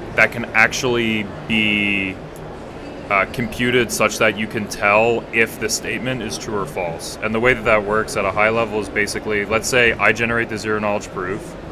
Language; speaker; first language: English; native; English